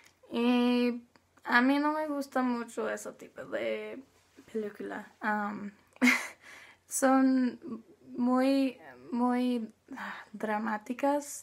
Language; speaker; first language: Spanish; non-native, learner; English